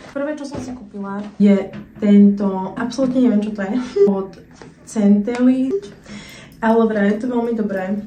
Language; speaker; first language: Slovak; early bilingual, heritage; Slovak